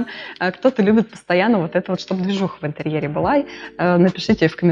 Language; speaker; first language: Russian; native; Russian